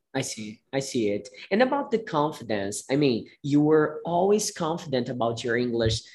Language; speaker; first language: English; non-native, fluent; Portuguese